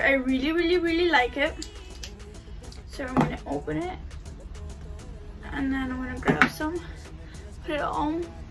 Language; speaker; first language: English; early bilingual, other home language; Spanish